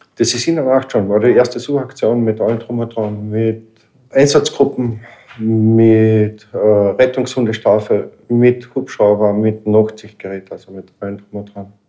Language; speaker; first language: German; native; German